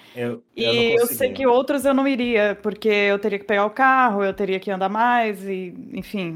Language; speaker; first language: Portuguese; native; Portuguese